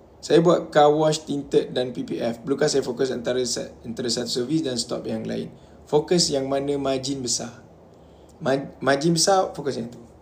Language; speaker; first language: Malay; native; Malay